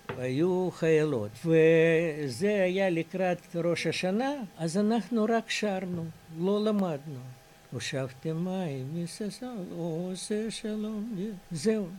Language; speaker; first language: Hebrew; non-native, fluent; Russian